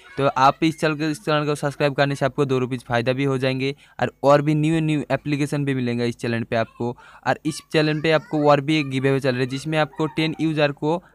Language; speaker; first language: Hindi; non-native, local second language; Bangla